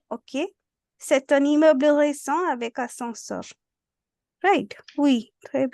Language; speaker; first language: French; non-native, fluent; Hindi